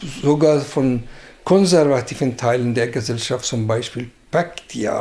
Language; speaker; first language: German; non-native, fluent; Persian